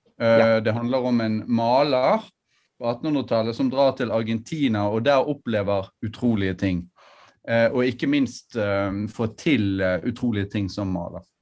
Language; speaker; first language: Norwegian; native; Norwegian